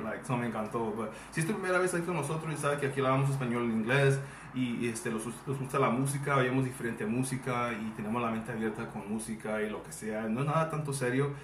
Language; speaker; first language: Spanish; early bilingual, heritage; Spanish